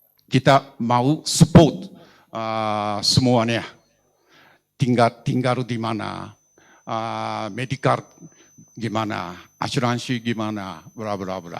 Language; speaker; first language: Indonesian; non-native, learner; Japanese